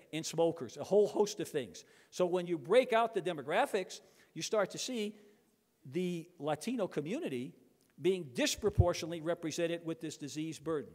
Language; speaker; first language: English; early bilingual, other home language; Spanish